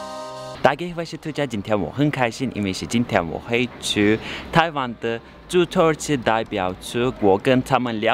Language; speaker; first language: Chinese; non-native, learner; Turkish